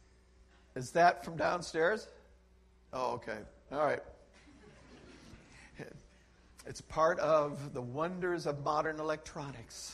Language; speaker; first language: English; native; English